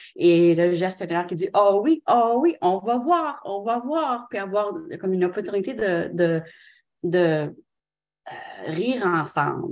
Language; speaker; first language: French; non-native, local second language; English